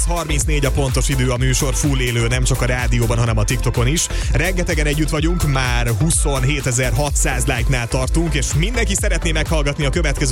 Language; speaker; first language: Hungarian; native; Hungarian